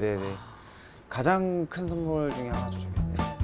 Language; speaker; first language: Korean; native; Korean